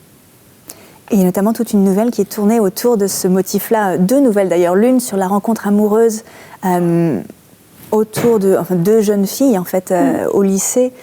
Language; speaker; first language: French; native; French